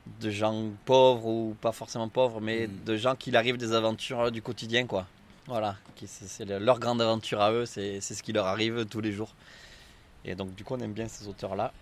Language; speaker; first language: French; native; French